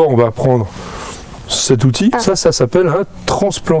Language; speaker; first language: French; native; French